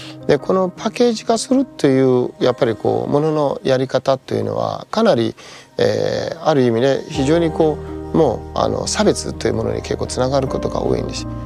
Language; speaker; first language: Japanese; non-native, fluent; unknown